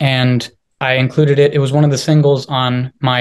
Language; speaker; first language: English; native; English